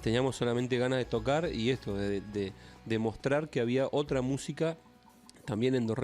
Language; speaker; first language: Spanish; native; Spanish